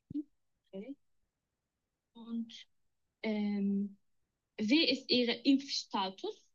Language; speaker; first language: German; non-native, learner; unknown